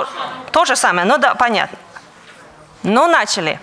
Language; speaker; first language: Russian; non-native, fluent; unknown